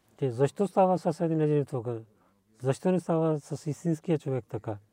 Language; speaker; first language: Bulgarian; non-native, learner; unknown